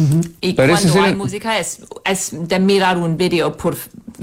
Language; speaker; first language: Spanish; non-native, fluent; English